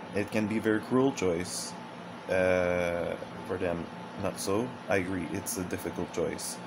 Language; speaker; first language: English; non-native, fluent; French